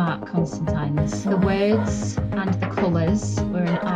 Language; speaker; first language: English; native; English